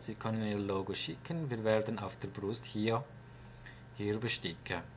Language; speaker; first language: German; non-native, fluent; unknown